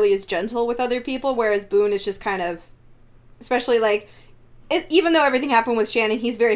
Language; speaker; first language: English; native; English